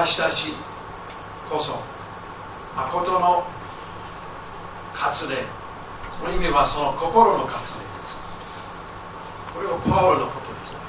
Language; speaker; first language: Japanese; non-native, fluent; English